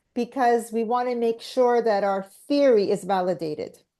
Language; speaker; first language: English; native; English